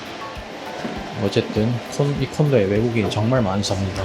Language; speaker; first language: Korean; native; Korean